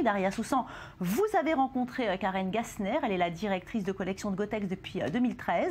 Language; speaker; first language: French; native; French